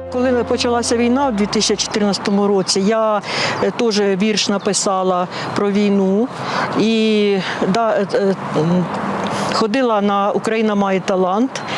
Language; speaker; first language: Ukrainian; non-native, local second language; Russian